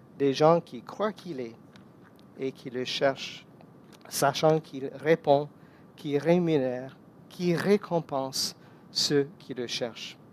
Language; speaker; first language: French; non-native, fluent; English